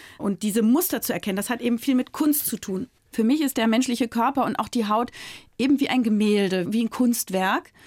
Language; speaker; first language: German; native; German